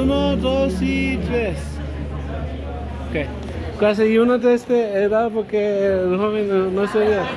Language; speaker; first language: Spanish; early bilingual, heritage; Spanish